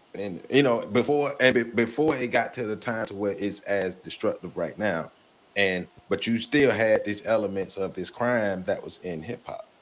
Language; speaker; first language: English; native; English